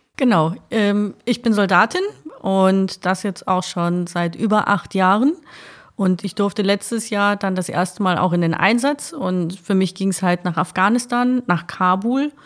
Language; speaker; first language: German; native; German